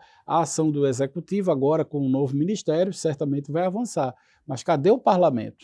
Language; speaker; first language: Portuguese; native; Portuguese